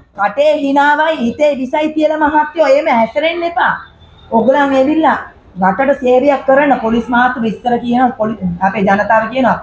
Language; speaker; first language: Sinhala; non-native, local second language; Tamil